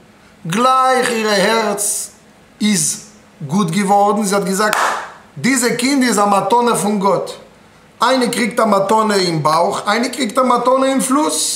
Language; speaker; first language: German; non-native, fluent; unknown